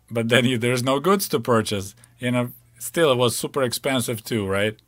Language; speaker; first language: English; non-native, fluent; Ukrainian